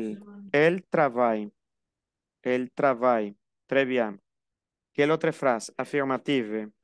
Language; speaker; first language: French; non-native, fluent; Spanish